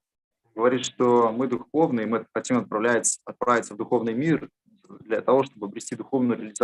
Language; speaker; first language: Russian; native; Russian